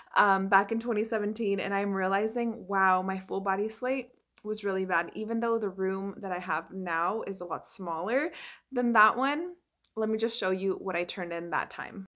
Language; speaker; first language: English; early bilingual, other home language; Spanish